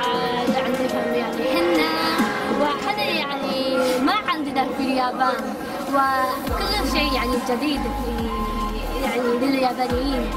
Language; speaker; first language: Arabic; non-native, learner; Japanese